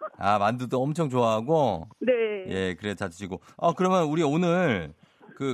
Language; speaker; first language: Korean; native; Korean